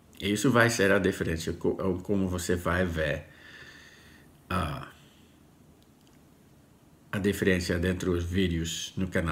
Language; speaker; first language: Portuguese; non-native, learner; Dutch